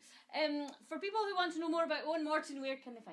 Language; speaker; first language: English; native; English